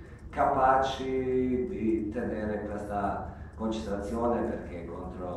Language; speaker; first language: Italian; non-native, fluent; Croatian